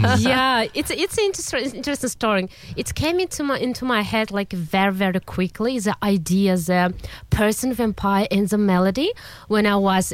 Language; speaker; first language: English; non-native, learner; Kazakh